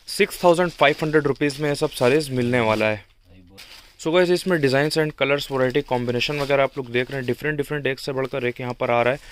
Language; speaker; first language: Hindi; native; Hindi